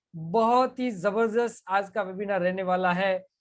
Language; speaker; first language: Hindi; non-native, local second language; Gujarati